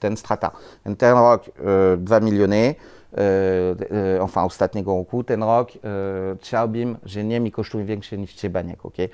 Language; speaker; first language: Polish; non-native, learner; French